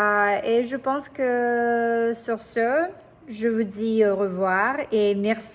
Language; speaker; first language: French; non-native, fluent; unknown